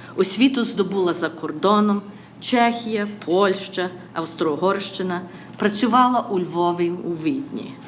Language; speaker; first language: Ukrainian; early bilingual, other home language; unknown